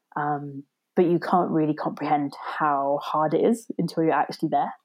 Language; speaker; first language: English; native; English